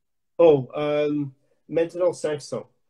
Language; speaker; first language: French; non-native, learner; English